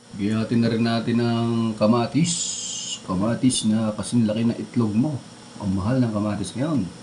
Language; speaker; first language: Filipino; native; Filipino